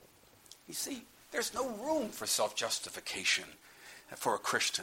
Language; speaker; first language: English; native; English